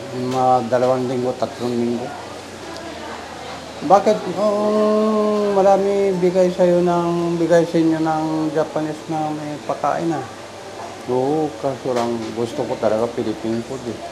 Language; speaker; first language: Filipino; non-native, learner; Japanese